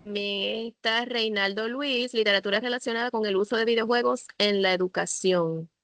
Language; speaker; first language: Spanish; native; Spanish